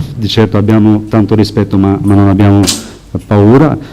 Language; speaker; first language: Italian; non-native, fluent; Albanian